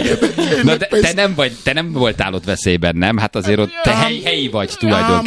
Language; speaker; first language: Hungarian; native; Hungarian